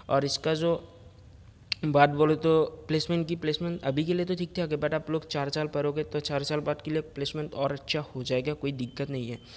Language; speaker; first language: Hindi; non-native, local second language; Assamese